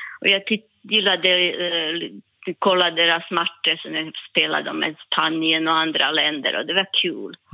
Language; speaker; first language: Swedish; non-native, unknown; Serbian